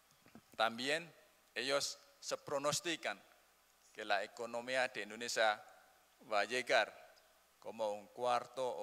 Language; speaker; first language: Spanish; non-native, learner; Indonesian